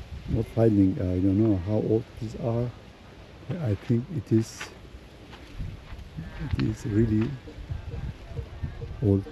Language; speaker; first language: English; non-native, learner; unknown